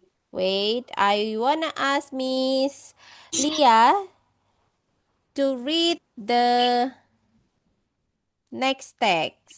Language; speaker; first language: English; non-native, fluent; Indonesian